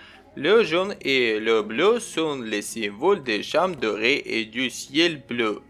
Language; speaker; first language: French; non-native, learner; Ukrainian